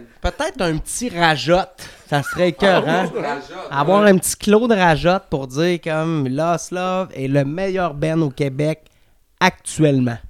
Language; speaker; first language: French; native; French